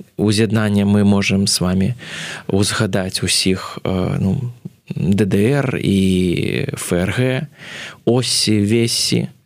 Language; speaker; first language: Belarusian; non-native, local second language; Russian